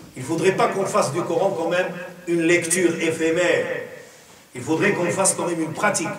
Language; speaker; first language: French; non-native, local second language; Arabic